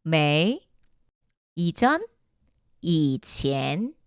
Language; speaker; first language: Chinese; non-native, fluent; Korean